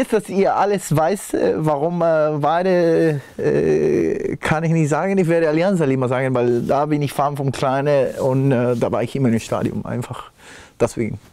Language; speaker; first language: German; non-native, fluent; Spanish